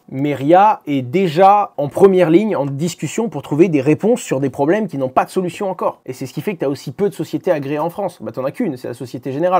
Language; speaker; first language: French; native; French